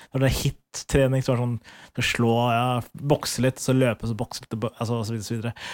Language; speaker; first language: Norwegian; early bilingual, other home language; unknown